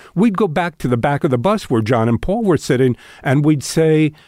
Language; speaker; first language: English; native; English